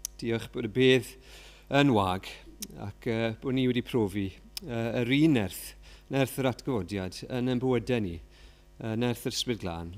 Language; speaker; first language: Welsh; native; Welsh